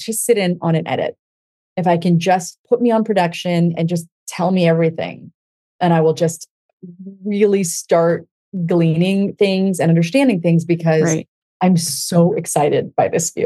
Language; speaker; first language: English; native; English